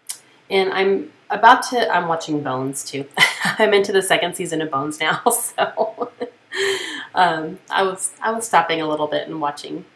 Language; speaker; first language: English; native; English